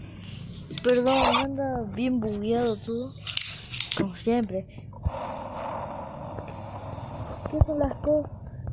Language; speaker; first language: Spanish; native; Spanish